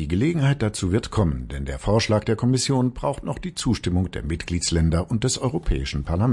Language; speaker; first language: German; native; German